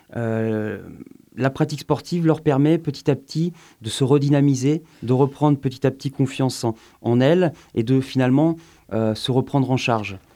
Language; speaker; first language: French; native; French